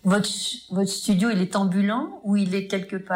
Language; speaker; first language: French; native; French